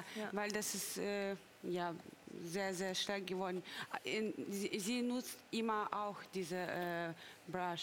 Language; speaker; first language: German; non-native, fluent; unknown